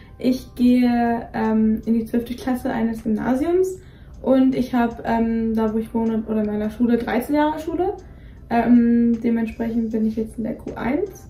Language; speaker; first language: German; native; German